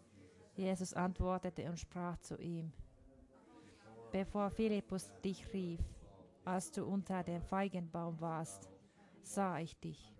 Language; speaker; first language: German; non-native, fluent; Finnish